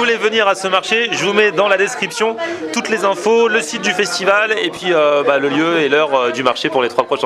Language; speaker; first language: French; native; French